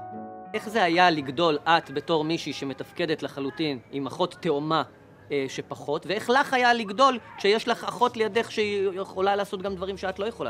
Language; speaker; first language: Hebrew; native; Hebrew